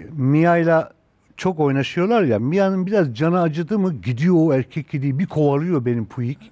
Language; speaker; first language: Turkish; native; Turkish